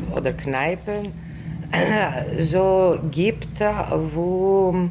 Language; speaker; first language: German; non-native, fluent; Greek